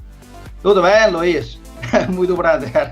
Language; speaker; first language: Portuguese; non-native, fluent; Chinese